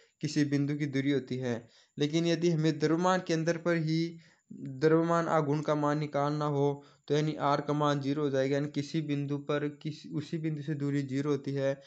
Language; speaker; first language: Hindi; native; Hindi